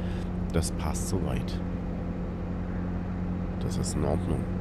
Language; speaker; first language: German; native; German